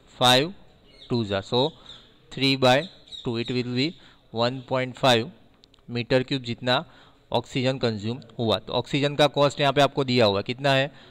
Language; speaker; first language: Hindi; non-native, local second language; Gujarati